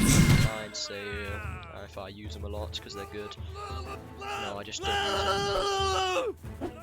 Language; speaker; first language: English; native; English